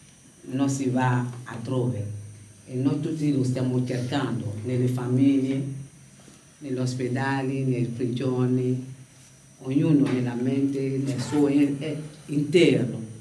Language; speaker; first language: Italian; non-native, fluent; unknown